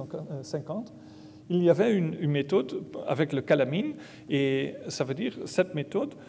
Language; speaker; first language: French; non-native, learner; Dutch